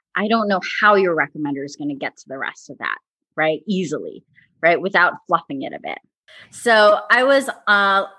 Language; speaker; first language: English; native; English